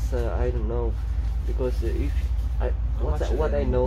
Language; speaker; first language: English; non-native, local second language; Filipino